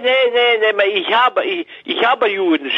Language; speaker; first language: German; non-native, learner; French